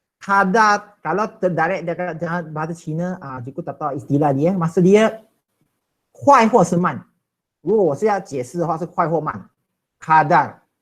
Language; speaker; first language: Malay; non-native, local second language; Chinese